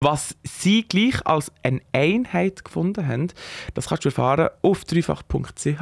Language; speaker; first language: German; native; German